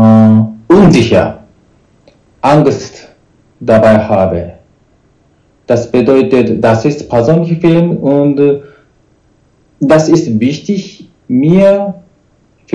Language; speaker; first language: German; non-native, learner; Japanese